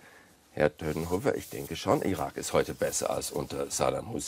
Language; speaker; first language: German; non-native, fluent; English